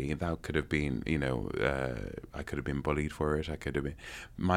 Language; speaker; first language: English; non-native, local second language; Yoruba